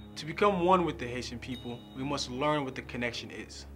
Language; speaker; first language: English; native; English